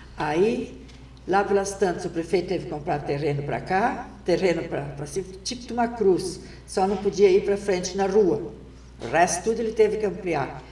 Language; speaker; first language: Portuguese; non-native, local second language; German